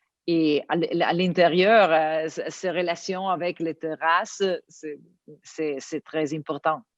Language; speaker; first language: French; non-native, fluent; Italian